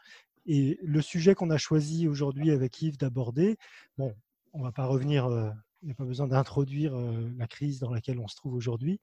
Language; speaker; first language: French; native; French